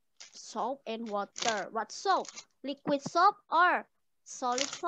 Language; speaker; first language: English; non-native, learner; Indonesian